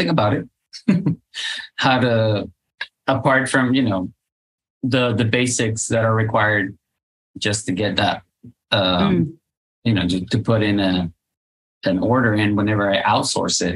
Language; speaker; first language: English; non-native, fluent; Spanish